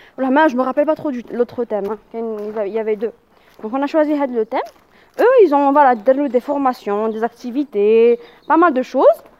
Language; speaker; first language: French; non-native, local second language; Arabic